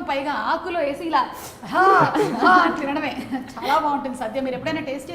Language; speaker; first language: Telugu; native; Telugu